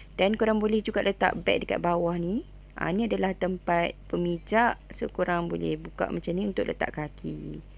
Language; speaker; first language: Malay; native; Malay